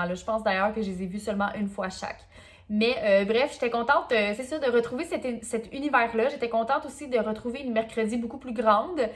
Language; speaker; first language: French; native; French